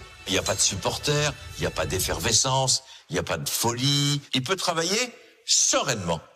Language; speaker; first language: French; native; French